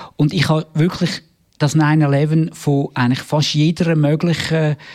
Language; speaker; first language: German; native; German